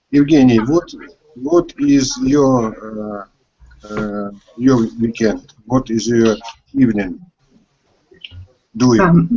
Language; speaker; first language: English; non-native, learner; Russian